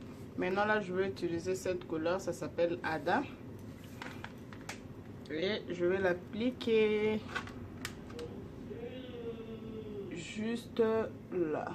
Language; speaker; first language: French; non-native, local second language; Lingala